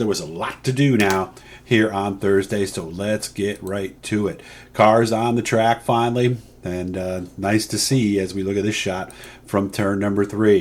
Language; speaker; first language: English; native; English